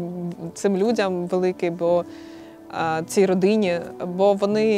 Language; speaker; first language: Ukrainian; native; Ukrainian